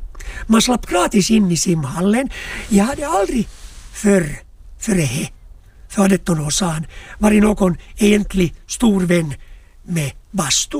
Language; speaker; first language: Swedish; non-native, local second language; Finnish